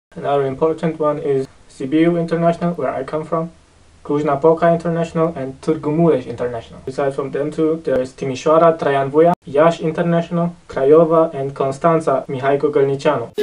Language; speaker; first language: English; non-native, fluent; Romanian